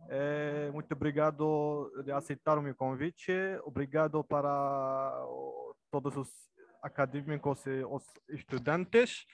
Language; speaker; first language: Portuguese; non-native, learner; Arabic